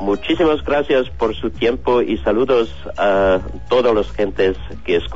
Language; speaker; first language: Spanish; non-native, learner; German